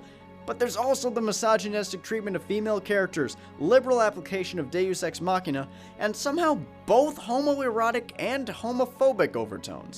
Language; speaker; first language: English; native; English